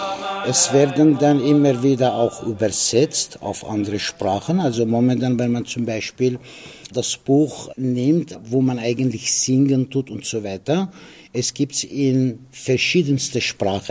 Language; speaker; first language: German; non-native, fluent; Aramaic